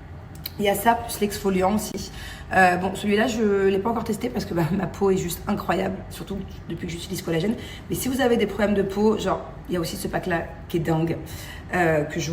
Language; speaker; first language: French; native; French